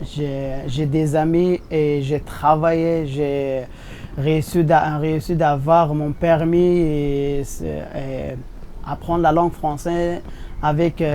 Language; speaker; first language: French; non-native, learner; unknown